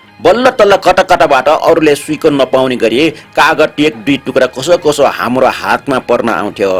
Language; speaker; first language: Nepali; non-native, local second language; Newari